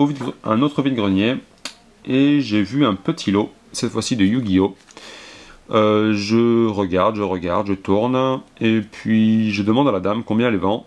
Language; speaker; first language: French; native; French